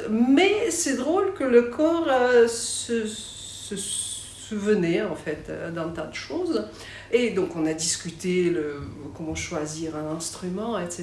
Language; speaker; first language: French; non-native, fluent; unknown